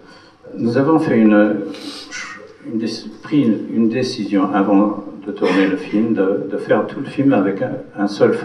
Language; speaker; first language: French; non-native, fluent; English